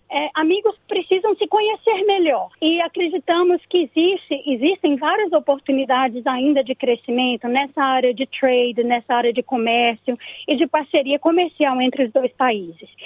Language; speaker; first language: Portuguese; native; Portuguese